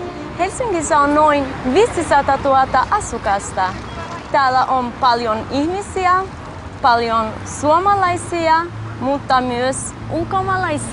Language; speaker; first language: Finnish; non-native, fluent; Albanian